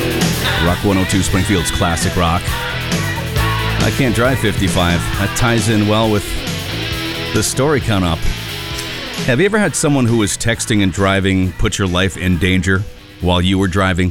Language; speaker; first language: English; native; English